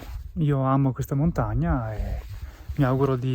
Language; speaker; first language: Italian; native; Italian